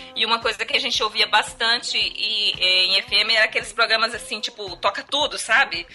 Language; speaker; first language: Portuguese; native; Portuguese